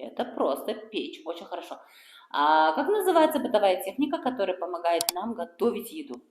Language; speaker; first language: Russian; non-native, local second language; Kara-Kalpak